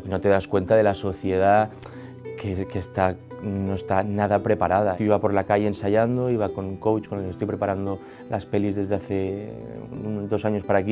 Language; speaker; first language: Spanish; native; Spanish